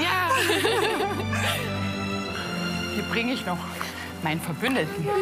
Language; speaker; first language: German; native; German